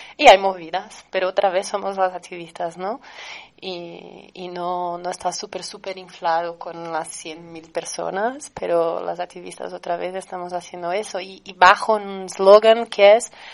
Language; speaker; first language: Spanish; non-native, fluent; Portuguese